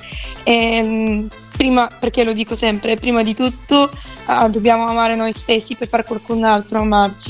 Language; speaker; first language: Italian; non-native, fluent; Bulgarian